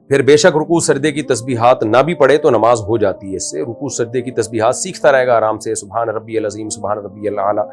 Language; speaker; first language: Urdu; native; Urdu